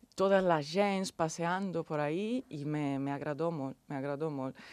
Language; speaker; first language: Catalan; non-native, learner; Italian